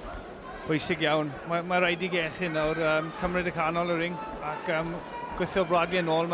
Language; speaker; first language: Welsh; non-native, local second language; English